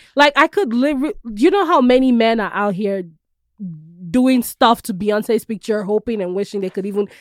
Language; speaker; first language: English; non-native, local second language; Yoruba